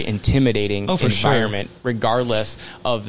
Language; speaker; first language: English; native; English